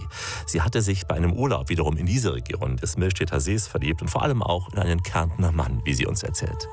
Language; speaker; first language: German; native; German